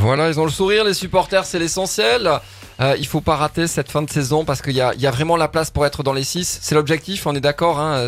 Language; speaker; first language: French; native; French